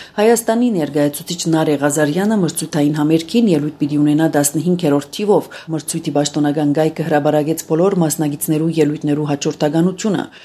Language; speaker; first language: Armenian; native; Armenian